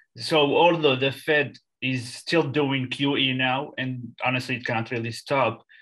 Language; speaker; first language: English; non-native, fluent; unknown